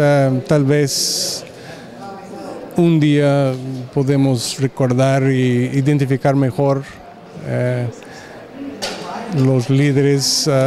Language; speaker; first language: Spanish; non-native, fluent; English